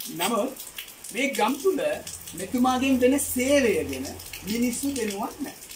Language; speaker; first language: Sinhala; non-native, local second language; Tamil